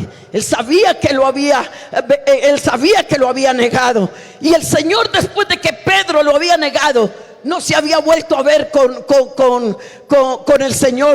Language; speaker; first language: Spanish; native; Spanish